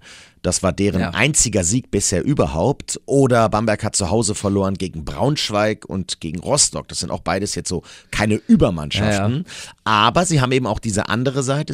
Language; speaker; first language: German; native; German